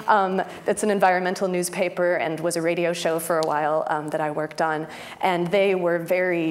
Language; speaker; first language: English; native; English